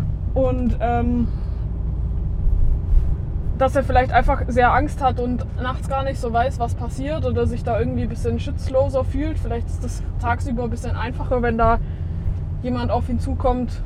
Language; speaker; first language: German; native; German